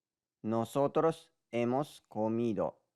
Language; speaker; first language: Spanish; non-native, learner; Japanese